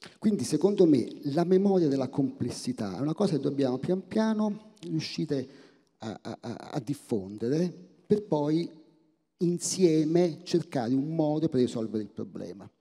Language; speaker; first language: Italian; native; Italian